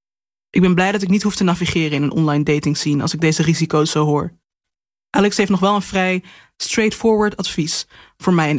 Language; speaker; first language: Dutch; native; Dutch